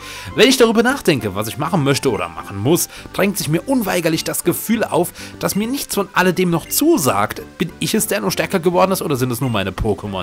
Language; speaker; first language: German; native; German